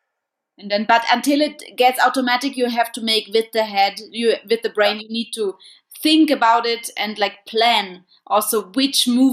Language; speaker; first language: English; non-native, fluent; German